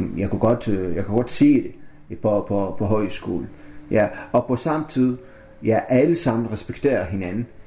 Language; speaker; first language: Danish; non-native, learner; Arabic